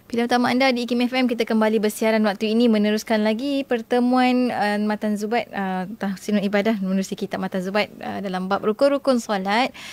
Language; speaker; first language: Malay; native; Malay